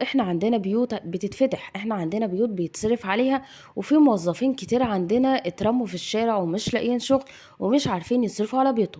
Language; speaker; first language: Arabic; native; Arabic